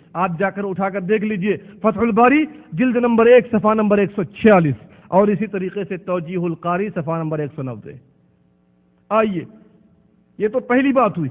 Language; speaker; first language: Urdu; native; Urdu